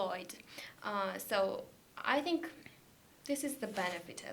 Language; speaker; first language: English; non-native, learner; Georgian